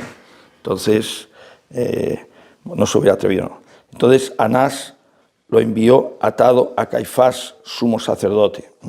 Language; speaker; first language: Spanish; native; Spanish